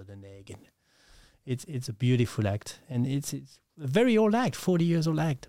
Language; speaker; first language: English; non-native, fluent; French